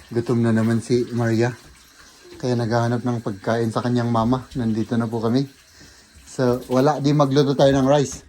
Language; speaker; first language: Filipino; native; Filipino